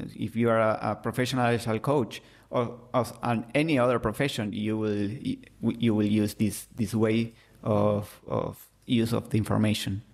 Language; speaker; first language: English; non-native, fluent; Spanish